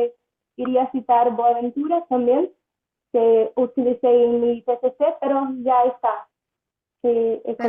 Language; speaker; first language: Spanish; non-native, learner; Portuguese